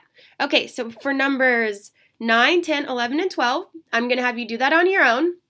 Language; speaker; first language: English; native; English